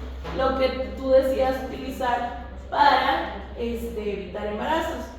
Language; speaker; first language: Spanish; native; Spanish